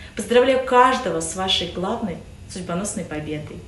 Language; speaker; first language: Russian; native; Russian